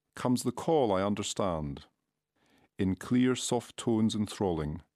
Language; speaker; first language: English; native; English